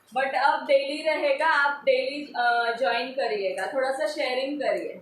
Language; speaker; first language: Hindi; non-native, local second language; Marathi